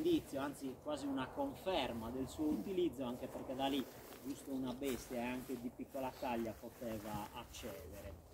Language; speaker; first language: Italian; native; Italian